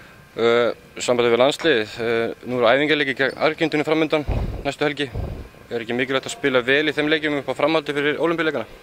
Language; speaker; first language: Icelandic; native; Icelandic